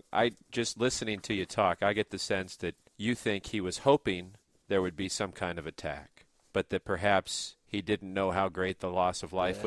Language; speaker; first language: English; native; English